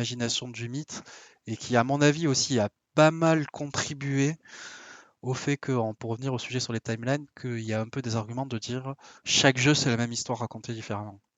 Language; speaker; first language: French; native; French